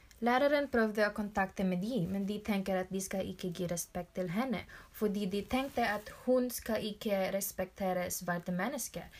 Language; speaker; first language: Norwegian; non-native, learner; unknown